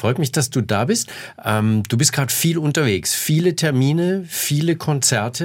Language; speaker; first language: German; native; German